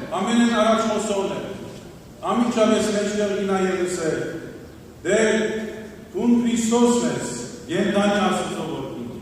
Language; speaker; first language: Armenian; early bilingual, heritage; Armenian